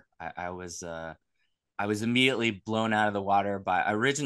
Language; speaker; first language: English; native; English